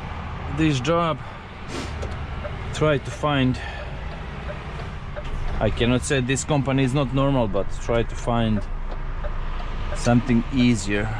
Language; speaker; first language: English; non-native, learner; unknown